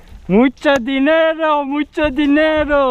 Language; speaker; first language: Spanish; non-native, learner; Turkish